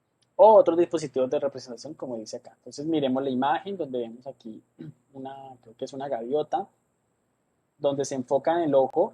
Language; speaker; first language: Spanish; native; Spanish